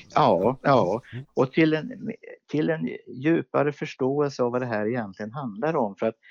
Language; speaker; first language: Swedish; native; Swedish